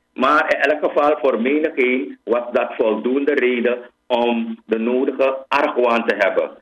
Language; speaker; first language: Dutch; native; Dutch